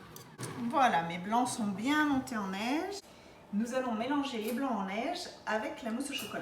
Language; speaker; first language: French; native; French